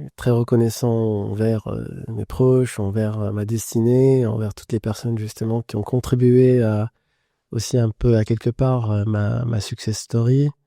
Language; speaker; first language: French; non-native, local second language; Arabic